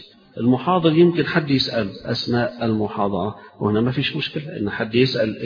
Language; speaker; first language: Arabic; native; Arabic